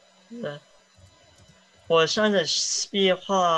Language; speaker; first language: Chinese; early bilingual, heritage; Chinese